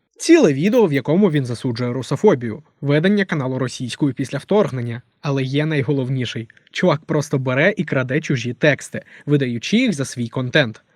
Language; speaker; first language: Ukrainian; non-native, local second language; Russian